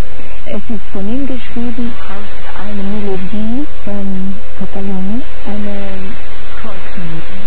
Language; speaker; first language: German; non-native, fluent; Portuguese